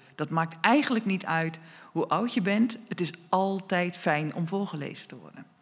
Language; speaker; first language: Dutch; native; Dutch